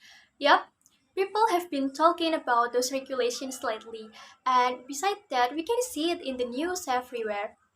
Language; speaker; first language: English; non-native, learner; Indonesian